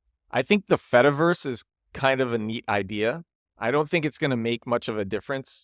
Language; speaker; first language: English; native; English